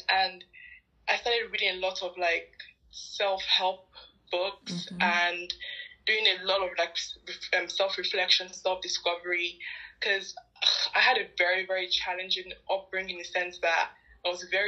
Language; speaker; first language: English; non-native, local second language; Yoruba